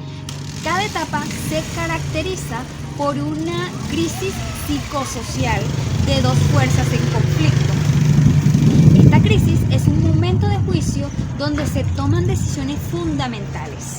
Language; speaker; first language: Spanish; native; Spanish